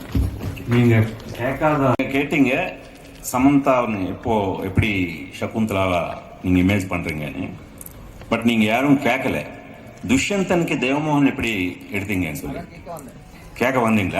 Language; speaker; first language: Tamil; non-native, fluent; Telugu